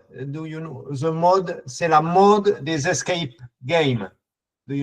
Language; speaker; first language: English; non-native, learner; French